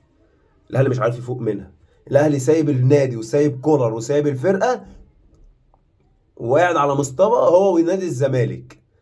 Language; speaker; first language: Arabic; native; Arabic